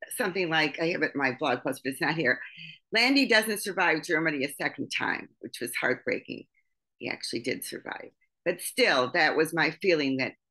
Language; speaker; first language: English; native; English